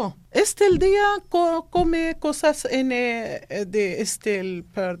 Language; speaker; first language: Spanish; non-native, learner; Arabic